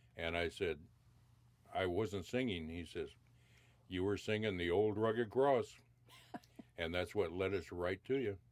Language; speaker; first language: English; native; English